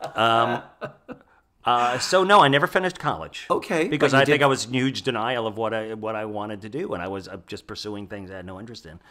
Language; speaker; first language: English; native; English